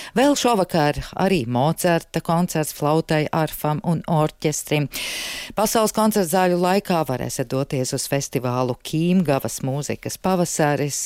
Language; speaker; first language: Latvian; native; Latvian